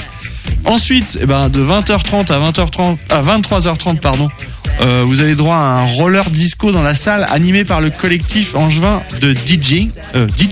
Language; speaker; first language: French; native; French